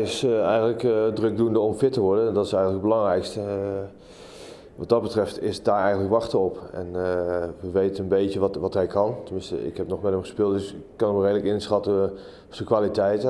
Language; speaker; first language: Dutch; native; Dutch